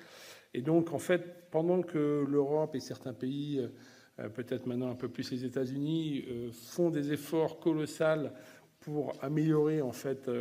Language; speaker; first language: French; native; French